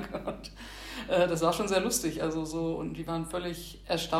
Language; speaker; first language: German; native; German